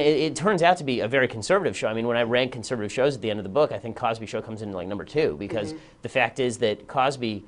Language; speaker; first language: English; native; English